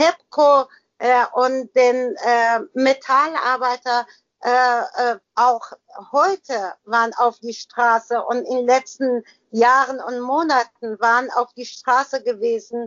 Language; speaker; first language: German; non-native, learner; Persian